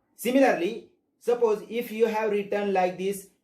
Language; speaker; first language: English; non-native, local second language; Marathi